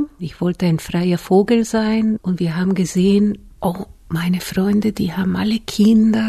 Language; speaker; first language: German; non-native, fluent; Spanish